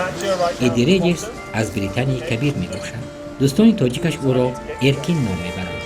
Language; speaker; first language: Persian; native; Persian